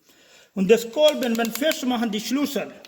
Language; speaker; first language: German; non-native, learner; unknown